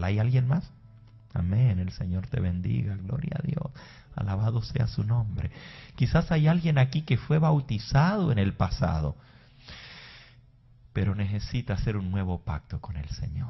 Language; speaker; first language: Spanish; native; Spanish